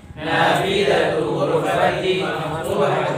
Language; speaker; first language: Arabic; non-native, learner; Indonesian